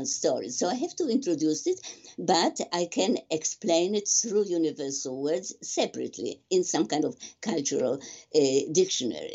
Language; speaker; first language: English; non-native, fluent; Polish